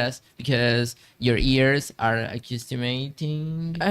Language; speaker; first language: English; non-native, learner; Spanish